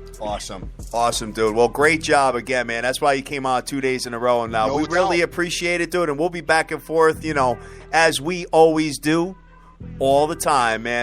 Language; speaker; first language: English; native; English